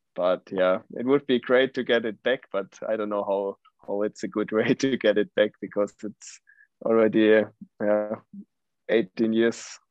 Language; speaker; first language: English; non-native, fluent; German